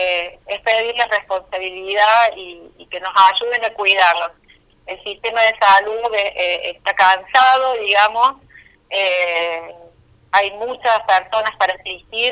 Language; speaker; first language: Spanish; native; Spanish